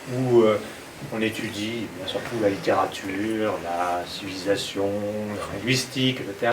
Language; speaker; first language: French; native; French